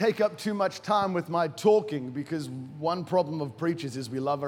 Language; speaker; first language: English; native; English